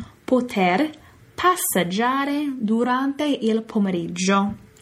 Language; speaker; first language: Italian; non-native, fluent; English